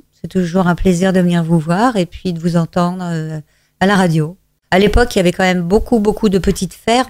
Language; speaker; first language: French; native; French